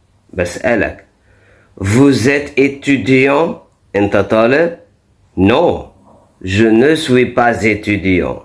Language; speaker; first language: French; non-native, fluent; Arabic